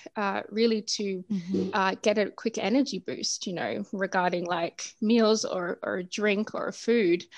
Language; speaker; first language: English; native; English